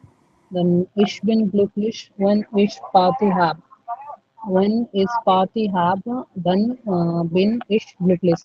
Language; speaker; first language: German; non-native, learner; Hindi